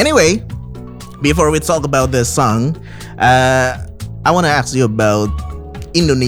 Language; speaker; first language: English; non-native, fluent; Indonesian